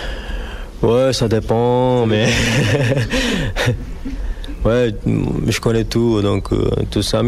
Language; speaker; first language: French; non-native, learner; Japanese